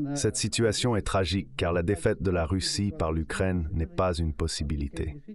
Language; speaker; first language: French; non-native, fluent; Ukrainian